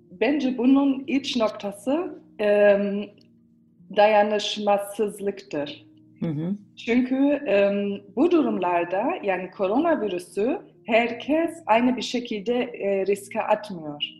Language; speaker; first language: Turkish; early bilingual, heritage; Turkish